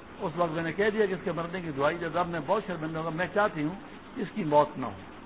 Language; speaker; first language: Urdu; non-native, local second language; Pashto